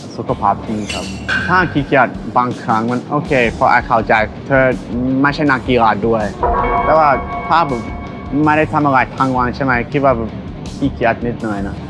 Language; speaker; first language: Thai; non-native, fluent; English